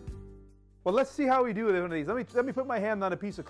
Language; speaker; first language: English; native; English